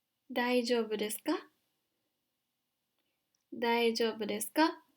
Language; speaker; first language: Japanese; non-native, fluent; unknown